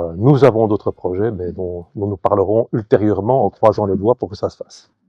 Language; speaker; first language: French; native; French